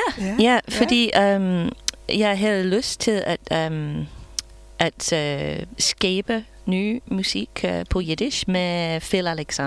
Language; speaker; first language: Danish; non-native, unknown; English